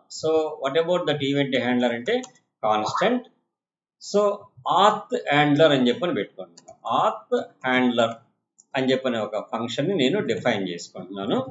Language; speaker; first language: Telugu; native; Telugu